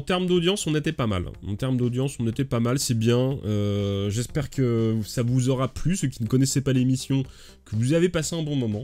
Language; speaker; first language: French; native; French